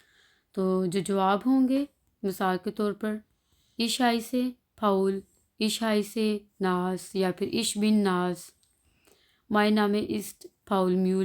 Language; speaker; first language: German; non-native, fluent; Urdu